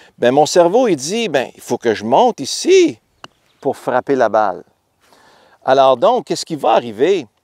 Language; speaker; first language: French; native; French